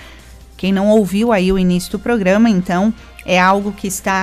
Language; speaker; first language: Portuguese; native; Portuguese